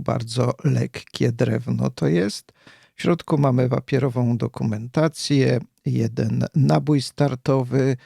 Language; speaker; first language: Polish; native; Polish